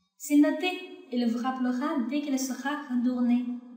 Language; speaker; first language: French; non-native, fluent; Chinese